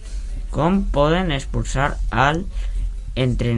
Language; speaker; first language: Catalan; non-native, local second language; Spanish